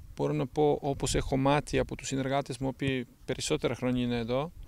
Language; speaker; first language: Greek; non-native, fluent; Serbian